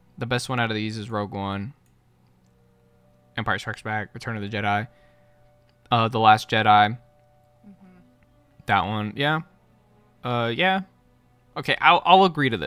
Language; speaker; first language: English; native; English